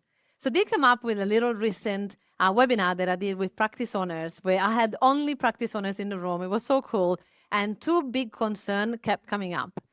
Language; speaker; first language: English; non-native, fluent; Italian